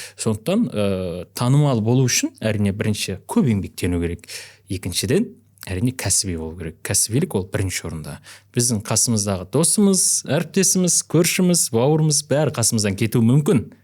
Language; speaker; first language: Kazakh; native; Kazakh